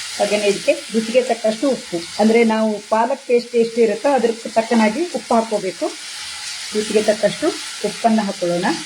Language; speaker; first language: Kannada; native; Kannada